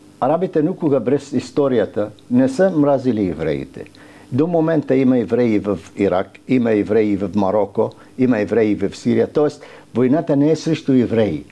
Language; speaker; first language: Bulgarian; non-native, fluent; Arabic